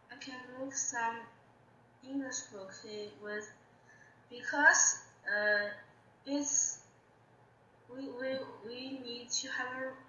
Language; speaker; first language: English; non-native, learner; Chinese